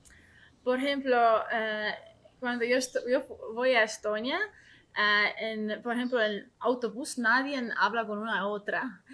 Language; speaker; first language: Spanish; non-native, learner; Estonian